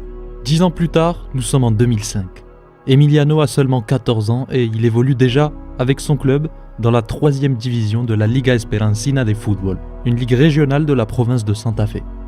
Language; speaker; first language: French; native; French